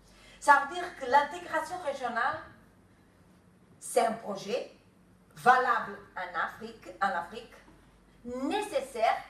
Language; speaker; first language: French; non-native, fluent; Kabuverdianu